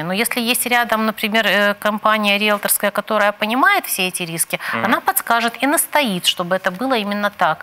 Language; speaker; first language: Russian; native; Russian